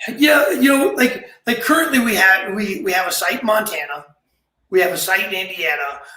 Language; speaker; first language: English; native; English